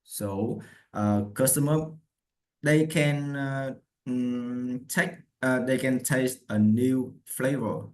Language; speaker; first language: English; non-native, learner; Vietnamese